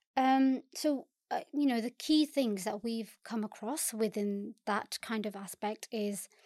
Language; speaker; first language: English; native; English